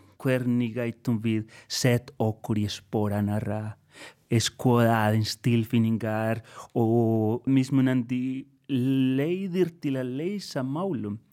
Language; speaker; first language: Icelandic; non-native, fluent; Spanish